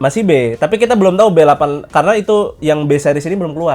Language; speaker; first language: Indonesian; native; Indonesian